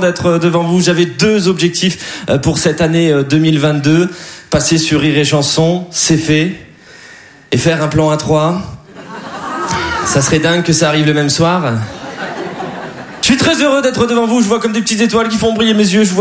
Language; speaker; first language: French; native; French